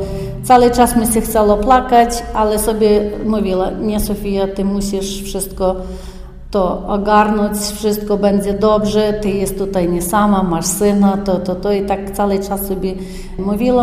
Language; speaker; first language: Polish; non-native, learner; Ukrainian